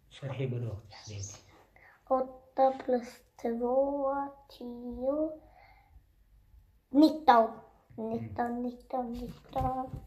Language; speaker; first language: Swedish; early bilingual, other home language; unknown